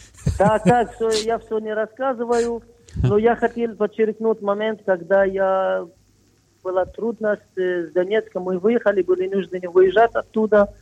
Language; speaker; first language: Russian; non-native, fluent; Arabic